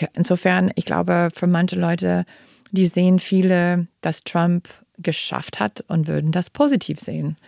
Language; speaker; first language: German; non-native, fluent; English